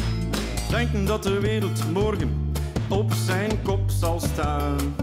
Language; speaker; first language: Dutch; native; Dutch